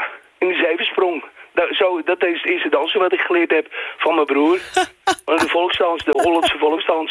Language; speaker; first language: Dutch; native; Dutch